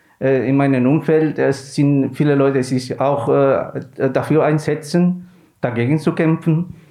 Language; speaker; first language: German; non-native, fluent; Spanish